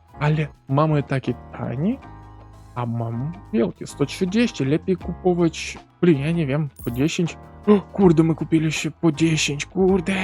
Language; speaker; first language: Polish; non-native, learner; Ukrainian